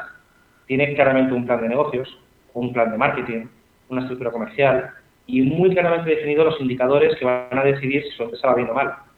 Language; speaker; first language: Spanish; native; Spanish